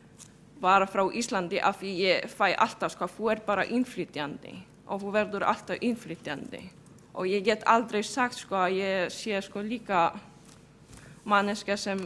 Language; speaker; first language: Icelandic; non-native, fluent; Polish